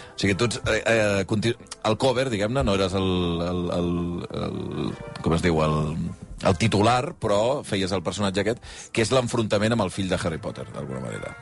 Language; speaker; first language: Catalan; native; Catalan